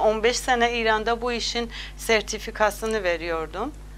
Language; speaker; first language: Turkish; non-native, learner; Azerbaijani